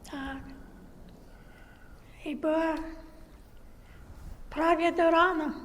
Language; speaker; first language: Polish; early bilingual, heritage; Polish